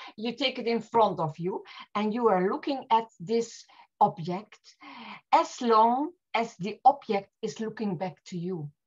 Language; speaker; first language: English; non-native, fluent; German